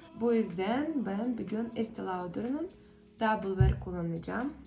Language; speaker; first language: Turkish; non-native, fluent; Russian